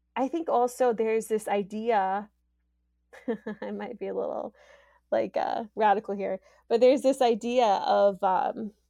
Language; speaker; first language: English; native; English